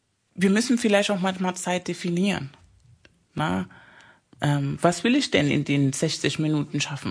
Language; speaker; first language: German; non-native, fluent; Spanish